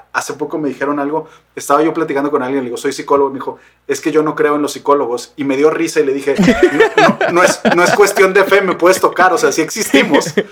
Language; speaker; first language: Spanish; native; Spanish